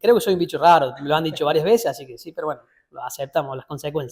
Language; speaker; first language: Spanish; native; Spanish